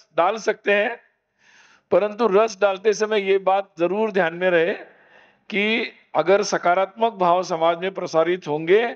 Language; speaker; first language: Hindi; non-native, local second language; Marathi